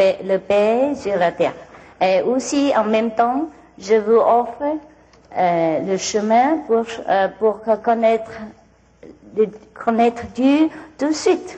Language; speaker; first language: French; non-native, learner; Vietnamese